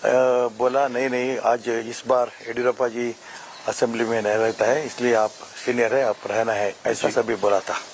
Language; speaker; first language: Hindi; non-native, local second language; Kannada